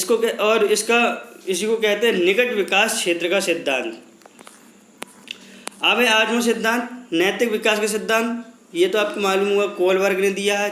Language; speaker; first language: Hindi; native; Hindi